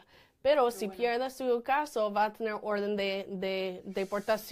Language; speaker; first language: Spanish; non-native, fluent; English